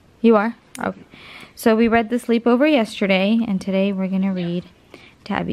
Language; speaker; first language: English; native; English